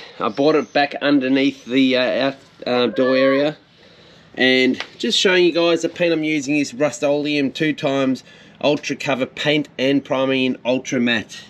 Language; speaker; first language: English; native; English